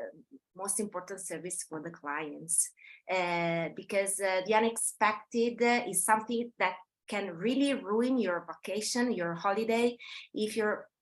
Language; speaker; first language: English; non-native, fluent; Italian